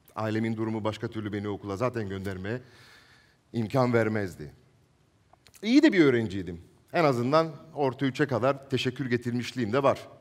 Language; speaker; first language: Turkish; non-native, local second language; Italian